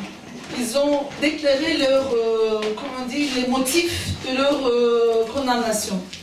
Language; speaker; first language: French; non-native, fluent; Turkish